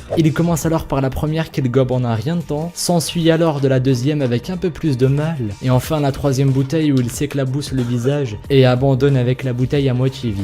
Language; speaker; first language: French; native; French